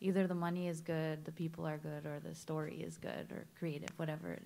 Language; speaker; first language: English; native; English